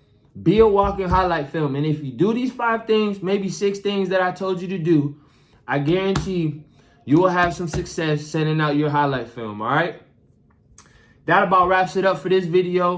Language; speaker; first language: English; native; English